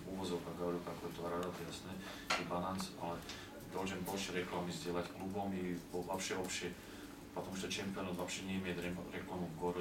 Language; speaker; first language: Russian; non-native, learner; Slovak